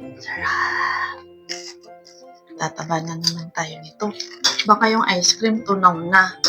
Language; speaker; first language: Filipino; native; Filipino